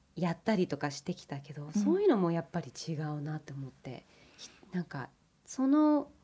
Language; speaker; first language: Japanese; early bilingual, heritage; English